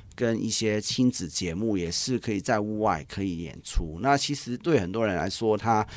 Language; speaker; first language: Chinese; non-native, local second language; Cantonese